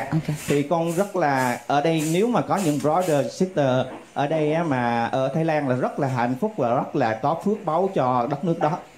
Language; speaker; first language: Vietnamese; native; Vietnamese